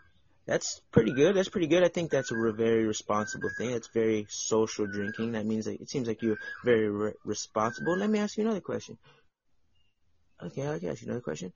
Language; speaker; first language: English; native; English